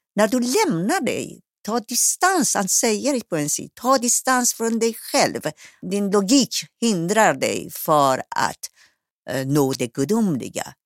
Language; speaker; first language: Swedish; non-native, fluent; Persian